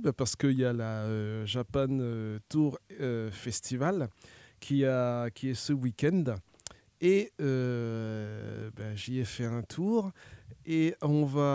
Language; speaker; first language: French; native; French